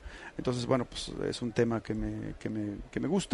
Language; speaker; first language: Spanish; native; Spanish